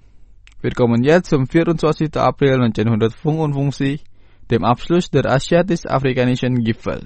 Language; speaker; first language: German; non-native, fluent; Indonesian